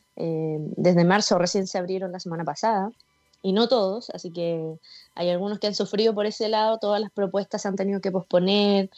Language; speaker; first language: Spanish; native; Spanish